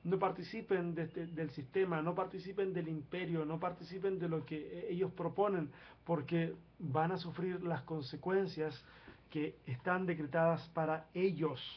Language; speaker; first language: Spanish; native; Spanish